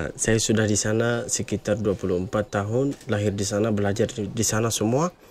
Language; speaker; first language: Indonesian; non-native, fluent; Arabic